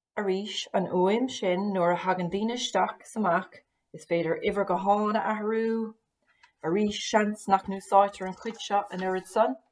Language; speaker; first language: Irish; native; Irish